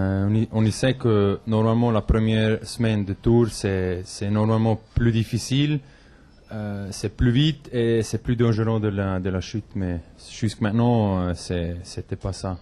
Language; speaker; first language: French; non-native, local second language; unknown